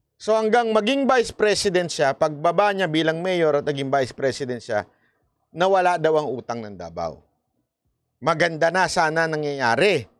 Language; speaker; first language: Filipino; native; Filipino